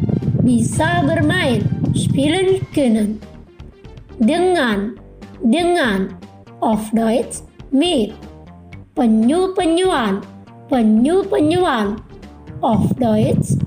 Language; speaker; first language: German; non-native, fluent; Indonesian